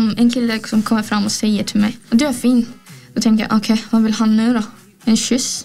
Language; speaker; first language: Swedish; early bilingual, other home language; Azerbaijani